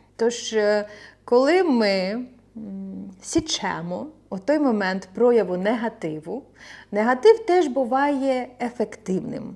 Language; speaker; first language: Ukrainian; non-native, local second language; Russian